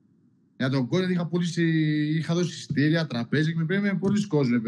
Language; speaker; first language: Greek; non-native, local second language; Albanian